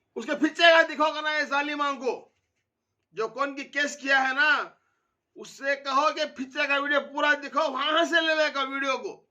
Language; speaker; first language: Hindi; native; Hindi